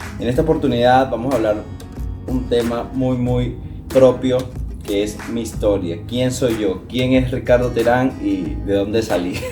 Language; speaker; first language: Spanish; native; Spanish